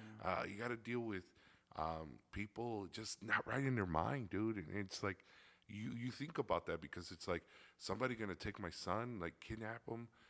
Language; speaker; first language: English; early bilingual, other home language; Spanish